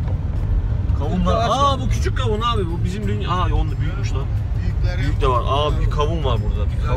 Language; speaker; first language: Turkish; native; Turkish